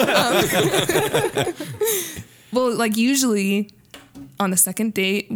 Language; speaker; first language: English; native; English